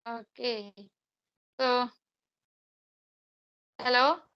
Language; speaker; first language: English; non-native, learner; Hindi